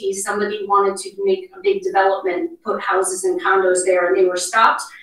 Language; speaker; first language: English; native; English